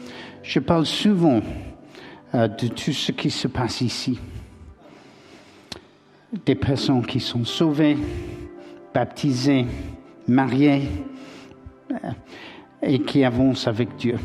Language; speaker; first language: French; non-native, learner; English